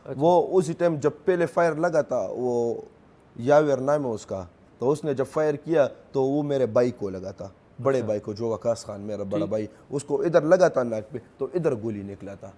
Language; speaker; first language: Urdu; non-native, local second language; Pashto